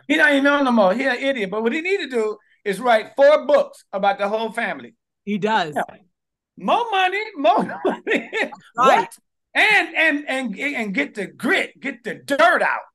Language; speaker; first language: English; native; English